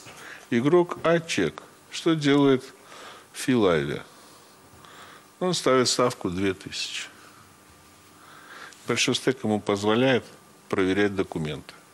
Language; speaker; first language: Russian; native; Russian